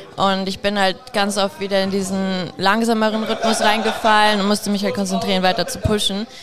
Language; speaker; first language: German; native; German